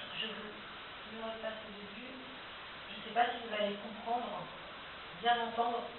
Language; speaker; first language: French; native; French